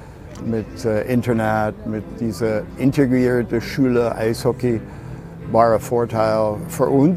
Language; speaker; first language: German; non-native, learner; English